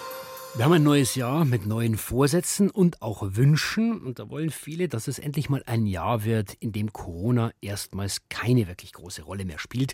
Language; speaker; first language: German; native; German